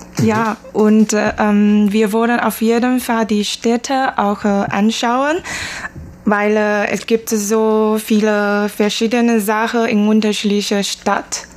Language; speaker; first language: German; non-native, learner; Chinese